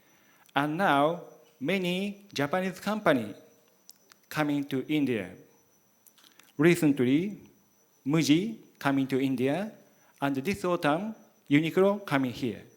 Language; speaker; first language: English; non-native, learner; Japanese